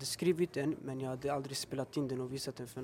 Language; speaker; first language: Swedish; early bilingual, other home language; Albanian